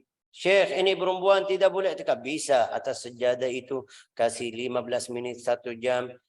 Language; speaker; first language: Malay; non-native, fluent; Arabic